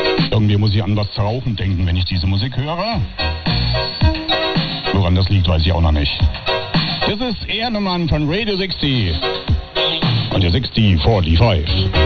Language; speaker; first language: German; native; German